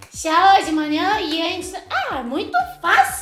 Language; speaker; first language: Portuguese; non-native, fluent; Chinese